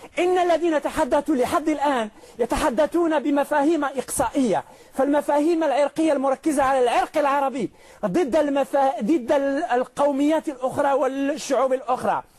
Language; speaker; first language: Arabic; non-native, local second language; Tachelhit